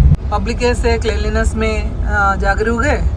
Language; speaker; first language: Hindi; non-native, local second language; Malayalam